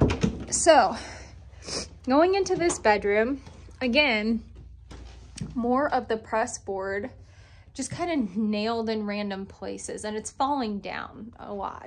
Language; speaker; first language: English; native; English